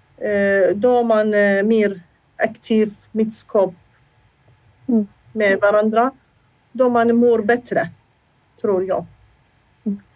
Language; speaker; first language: Swedish; non-native, fluent; Assyrian Neo-Aramaic